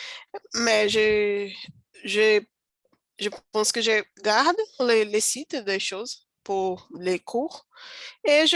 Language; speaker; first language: French; non-native, learner; Portuguese